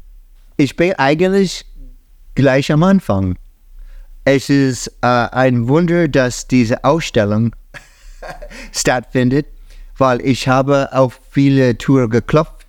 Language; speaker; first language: German; non-native, fluent; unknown